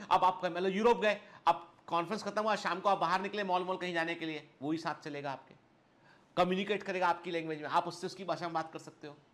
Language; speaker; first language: Hindi; native; Hindi